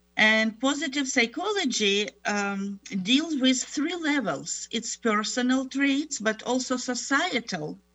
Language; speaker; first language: English; non-native, fluent; Russian